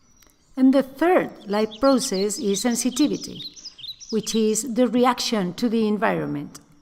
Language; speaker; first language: English; non-native, fluent; Spanish